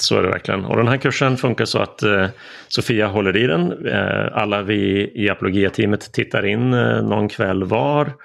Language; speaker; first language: Swedish; native; Swedish